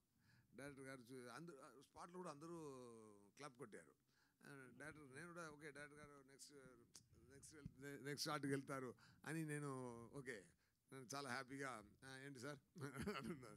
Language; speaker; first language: Telugu; non-native, learner; Tamil